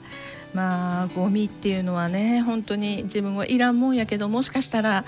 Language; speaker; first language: Japanese; native; Japanese